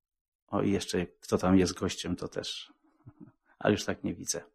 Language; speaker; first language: Polish; native; Polish